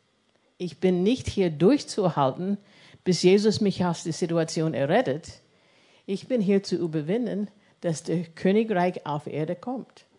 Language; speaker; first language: German; non-native, fluent; English